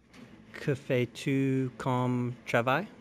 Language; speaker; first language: French; non-native, learner; English